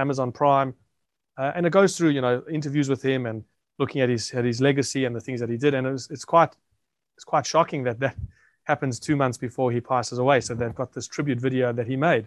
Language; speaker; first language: English; native; English